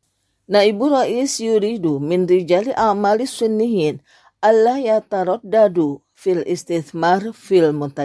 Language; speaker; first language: Arabic; non-native, fluent; Indonesian